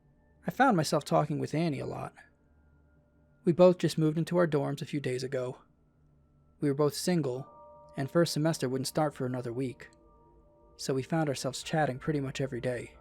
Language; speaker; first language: English; native; English